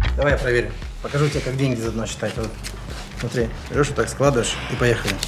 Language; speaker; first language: Russian; native; Russian